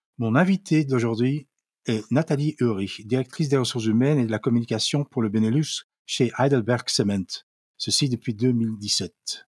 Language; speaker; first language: French; non-native, local second language; Dutch